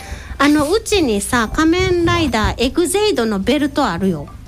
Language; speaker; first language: Japanese; native; Japanese